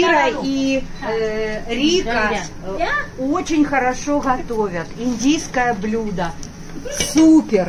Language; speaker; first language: Russian; non-native, learner; Norwegian